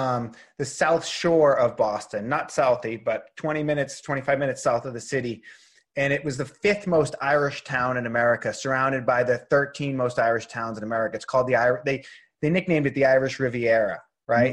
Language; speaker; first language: English; native; English